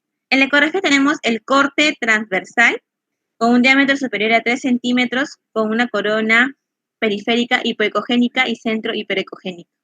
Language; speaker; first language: Spanish; native; Spanish